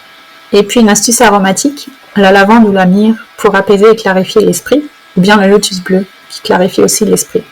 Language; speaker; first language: French; native; French